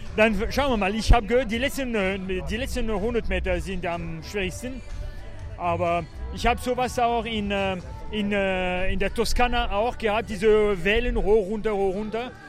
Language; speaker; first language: German; non-native, fluent; French